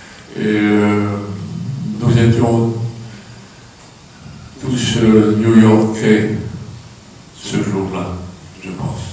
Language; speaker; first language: French; non-native, fluent; Swedish